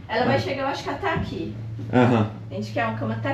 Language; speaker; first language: Portuguese; native; Portuguese